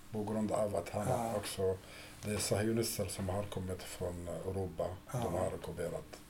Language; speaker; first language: Swedish; non-native, fluent; Arabic